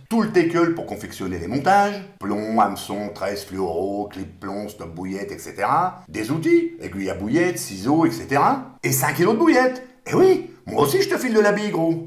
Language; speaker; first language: French; native; French